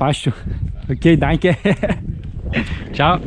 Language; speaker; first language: German; non-native, learner; Turkish